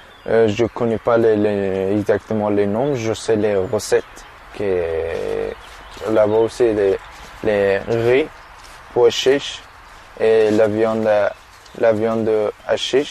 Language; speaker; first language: French; non-native, learner; Persian